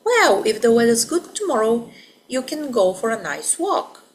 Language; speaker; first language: English; non-native, fluent; Bulgarian